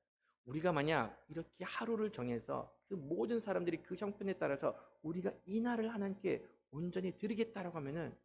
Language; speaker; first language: Korean; native; Korean